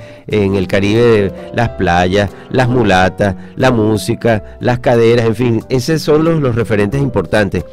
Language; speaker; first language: Spanish; native; Spanish